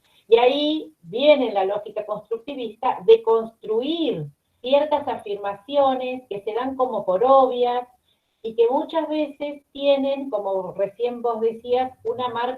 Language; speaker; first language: Spanish; native; Spanish